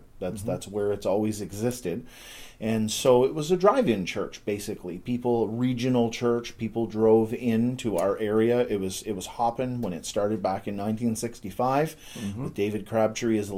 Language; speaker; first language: English; native; English